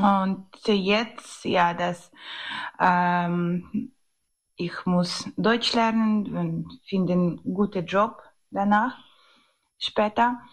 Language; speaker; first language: German; non-native, learner; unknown